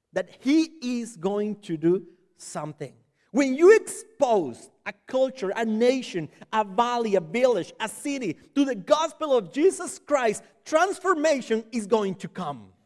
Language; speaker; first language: English; non-native, fluent; Spanish